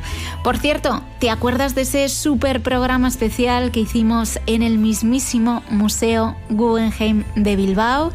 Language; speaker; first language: Spanish; native; Spanish